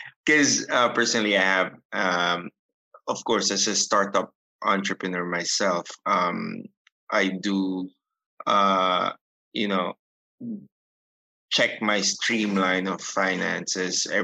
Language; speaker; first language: English; non-native, local second language; Filipino